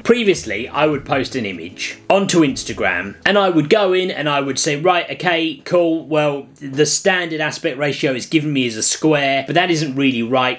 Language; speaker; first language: English; native; English